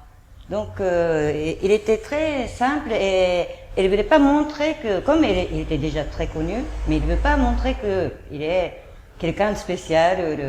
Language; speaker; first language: French; non-native, fluent; Japanese